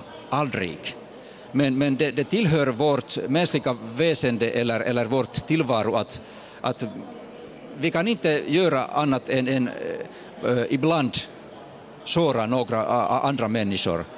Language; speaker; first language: Swedish; non-native, fluent; Finnish